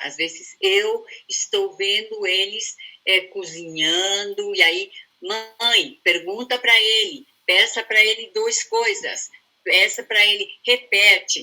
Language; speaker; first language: Portuguese; non-native, fluent; Spanish